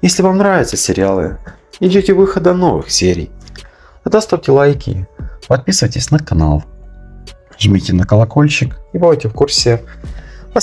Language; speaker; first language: Russian; native; Russian